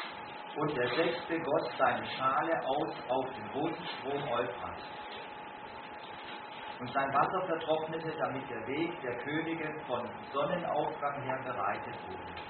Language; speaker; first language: German; native; German